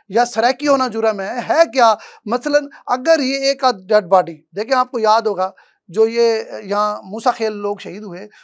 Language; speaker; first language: Urdu; non-native, local second language; Saraiki